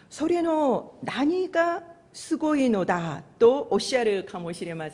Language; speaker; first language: Japanese; non-native, fluent; Korean